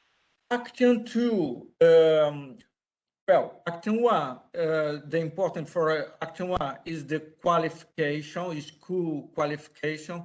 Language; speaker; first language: English; non-native, learner; Portuguese